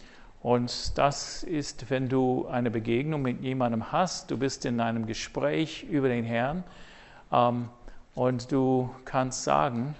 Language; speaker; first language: German; non-native, fluent; English